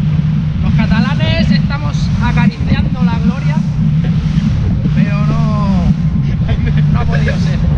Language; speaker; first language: Spanish; native; Spanish